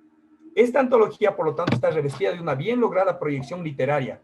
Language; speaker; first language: Spanish; native; Spanish